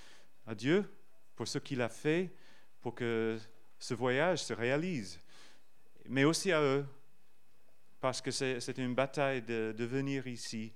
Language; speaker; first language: French; non-native, fluent; English